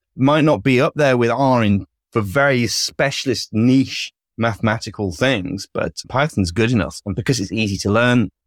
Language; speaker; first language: English; native; English